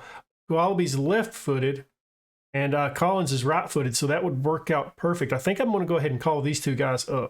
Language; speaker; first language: English; native; English